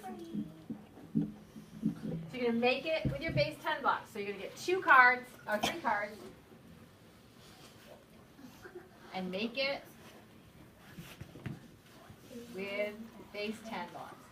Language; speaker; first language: English; native; English